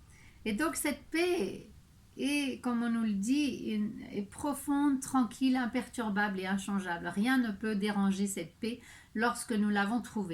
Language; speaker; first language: French; native; French